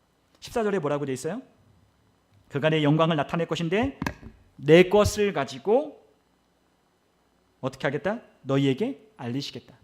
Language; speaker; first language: Korean; native; Korean